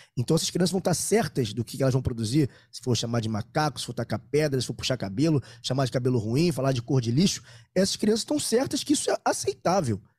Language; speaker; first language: Portuguese; native; Portuguese